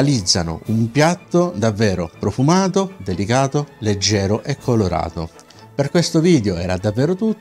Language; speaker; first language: Italian; native; Italian